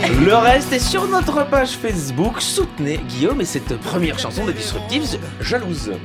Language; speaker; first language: French; native; French